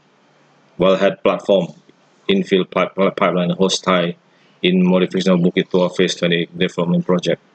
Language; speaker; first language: English; non-native, fluent; Indonesian